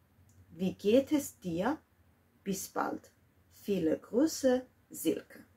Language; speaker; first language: German; non-native, fluent; Georgian